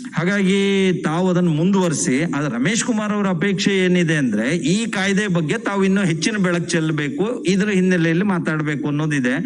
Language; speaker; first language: Kannada; native; Kannada